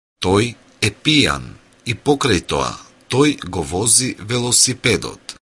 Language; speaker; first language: Macedonian; native; Macedonian